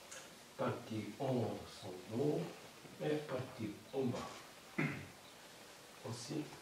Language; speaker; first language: French; non-native, learner; Japanese